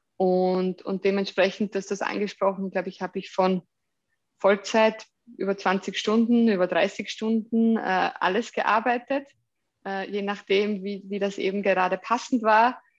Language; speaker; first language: German; native; German